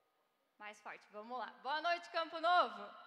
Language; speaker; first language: Portuguese; native; Portuguese